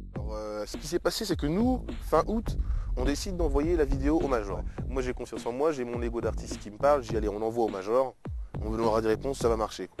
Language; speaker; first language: French; native; French